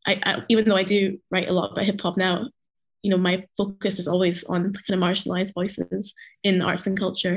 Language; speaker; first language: English; native; English